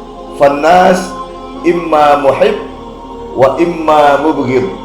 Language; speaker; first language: Arabic; non-native, fluent; Indonesian